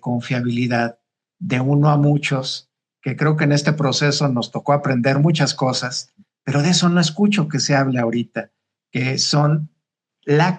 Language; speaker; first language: Spanish; native; Spanish